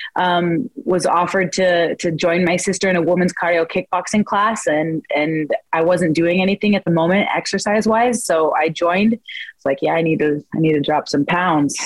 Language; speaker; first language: English; native; English